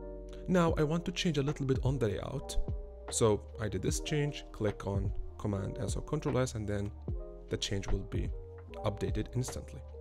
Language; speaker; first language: English; non-native, fluent; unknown